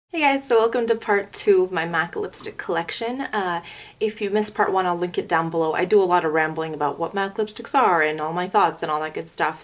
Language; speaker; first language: English; native; English